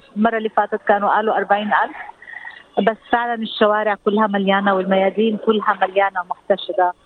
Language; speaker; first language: Arabic; native; Arabic